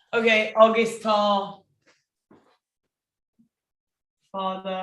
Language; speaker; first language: Irish; non-native, local second language; English